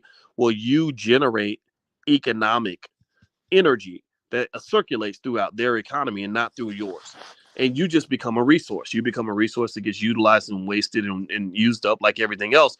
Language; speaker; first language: English; native; English